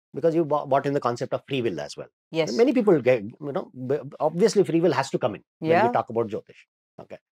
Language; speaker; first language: English; non-native, local second language; Kannada